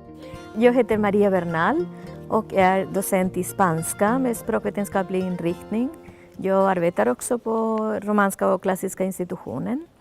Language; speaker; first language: Swedish; non-native, fluent; Spanish